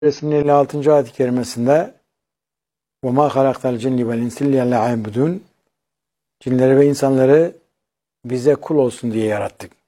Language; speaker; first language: Turkish; native; Turkish